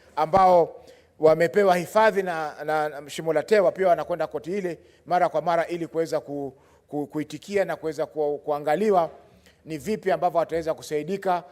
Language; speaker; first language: Swahili; native; Swahili